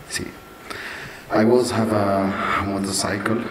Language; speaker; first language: English; non-native, learner; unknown